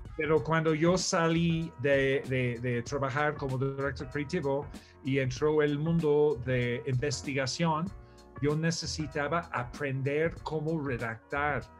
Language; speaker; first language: Spanish; non-native, fluent; English